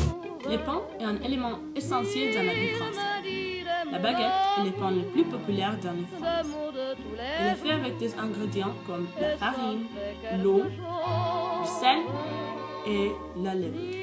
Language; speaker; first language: French; non-native, learner; English